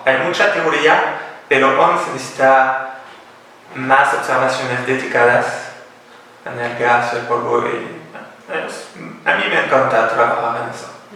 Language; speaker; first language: Spanish; non-native, fluent; French